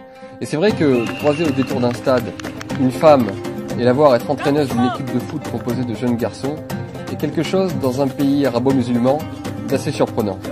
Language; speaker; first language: French; native; French